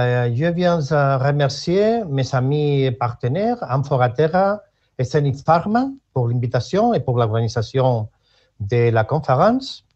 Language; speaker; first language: French; non-native, learner; Spanish